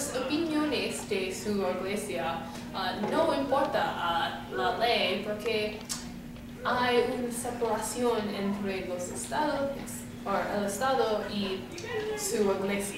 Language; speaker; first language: Spanish; non-native, learner; English